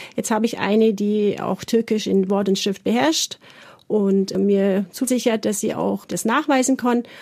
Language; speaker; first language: German; early bilingual, other home language; Turkish